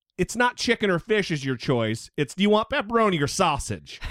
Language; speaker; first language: English; native; English